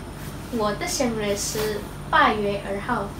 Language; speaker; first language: Chinese; non-native, learner; Malay